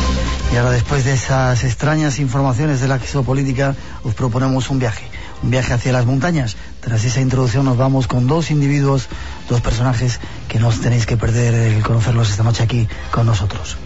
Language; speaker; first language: Spanish; native; Spanish